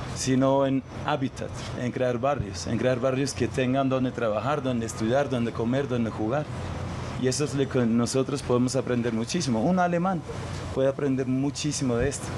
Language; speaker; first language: Spanish; non-native, fluent; German